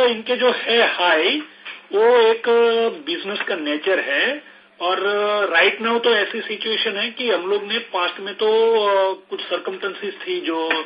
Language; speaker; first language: Hindi; non-native, local second language; Gujarati